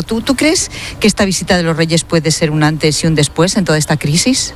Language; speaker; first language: Spanish; native; Spanish